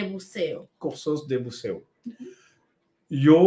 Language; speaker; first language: Spanish; non-native, learner; French